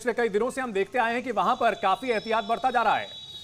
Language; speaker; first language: Hindi; native; Hindi